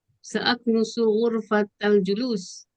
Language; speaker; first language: Arabic; non-native, learner; Malay